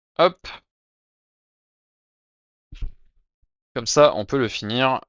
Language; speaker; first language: French; native; French